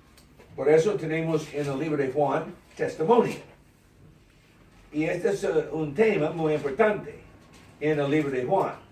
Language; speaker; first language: Spanish; non-native, learner; English